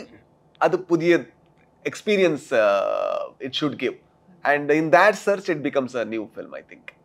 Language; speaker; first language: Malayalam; non-native, learner; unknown